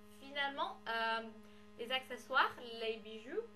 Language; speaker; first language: French; non-native, learner; English